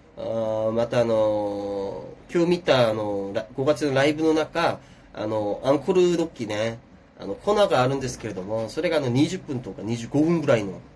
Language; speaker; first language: Japanese; non-native, fluent; Korean